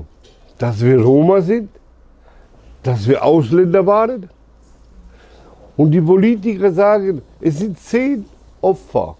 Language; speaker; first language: German; early bilingual, other home language; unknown